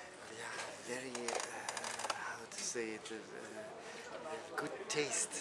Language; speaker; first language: English; non-native, fluent; German